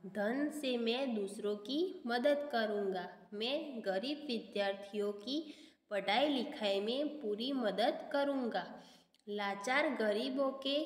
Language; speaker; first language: Hindi; non-native, local second language; Gujarati